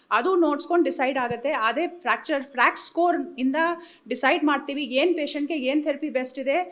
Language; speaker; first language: Kannada; non-native, learner; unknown